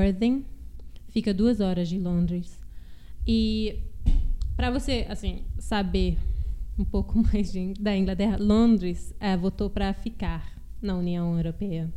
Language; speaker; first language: Portuguese; early bilingual, heritage; Portuguese